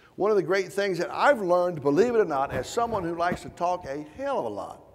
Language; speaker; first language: English; native; English